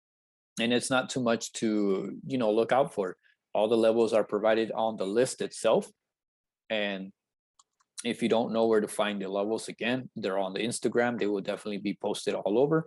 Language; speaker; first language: English; native; English